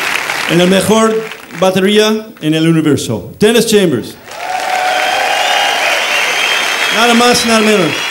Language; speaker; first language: Spanish; non-native, fluent; English